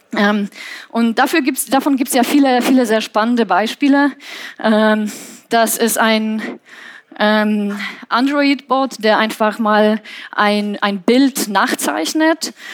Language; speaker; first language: German; non-native, fluent; Polish